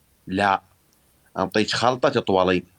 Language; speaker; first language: Arabic; native; Arabic